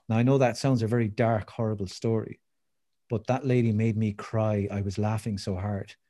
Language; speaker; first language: English; native; English